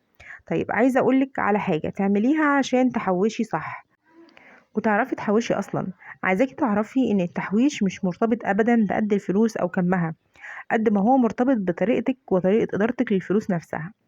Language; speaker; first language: Arabic; native; Arabic